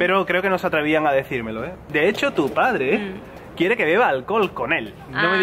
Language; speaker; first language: Spanish; native; Spanish